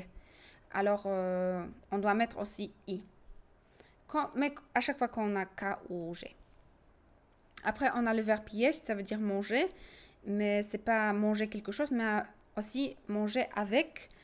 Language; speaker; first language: French; non-native, fluent; Polish